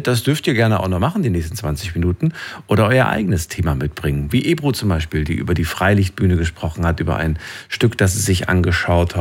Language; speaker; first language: German; native; German